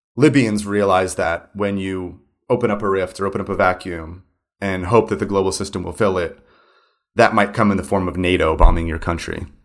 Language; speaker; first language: English; native; English